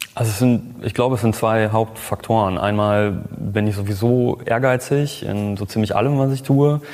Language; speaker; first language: German; native; German